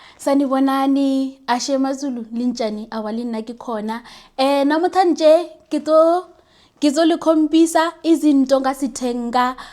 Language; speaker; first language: Zulu; non-native, local second language; Southern Sotho